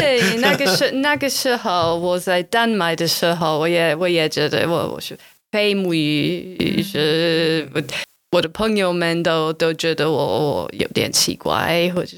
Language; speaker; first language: Chinese; non-native, fluent; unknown